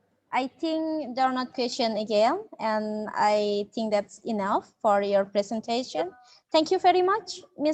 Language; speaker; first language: English; non-native, learner; Indonesian